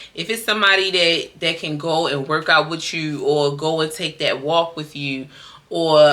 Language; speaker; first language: English; native; English